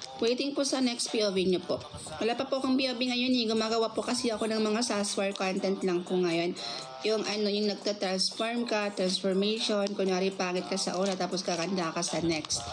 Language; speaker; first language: Filipino; non-native, local second language; Cebuano